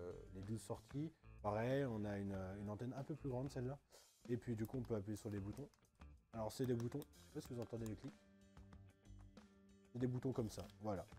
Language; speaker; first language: French; native; French